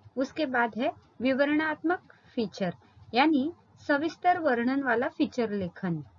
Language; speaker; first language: Hindi; non-native, local second language; Marathi